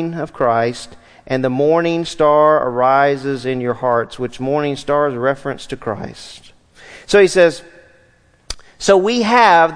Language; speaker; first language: English; native; English